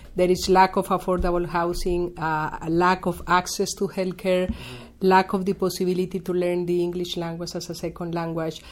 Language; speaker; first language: English; non-native, fluent; Spanish